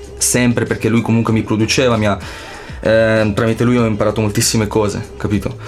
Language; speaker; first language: Italian; native; Italian